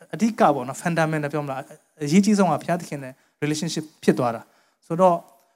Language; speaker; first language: Burmese; non-native, local second language; Tedim Chin